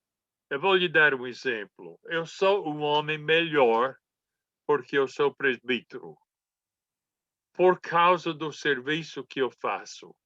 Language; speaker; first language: Portuguese; non-native, fluent; English